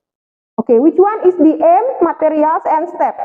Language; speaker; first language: English; non-native, fluent; Indonesian